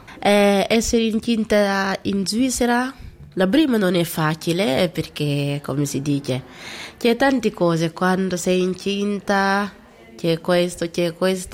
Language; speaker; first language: Italian; non-native, learner; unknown